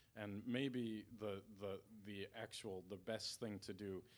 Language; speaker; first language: English; native; English